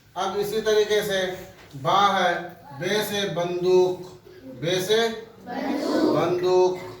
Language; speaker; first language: Hindi; non-native, local second language; Urdu